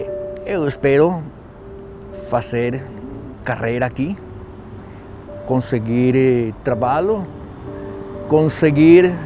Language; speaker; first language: Portuguese; non-native, learner; Spanish